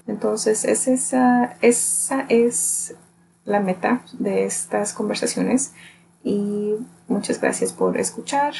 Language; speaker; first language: Spanish; early bilingual, heritage; Spanish